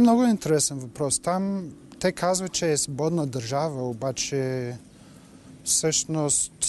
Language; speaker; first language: Bulgarian; non-native, fluent; English